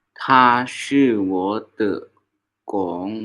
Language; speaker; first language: Chinese; non-native, learner; Lao